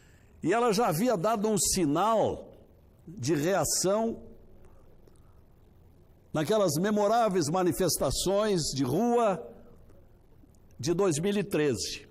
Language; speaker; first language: Portuguese; native; Portuguese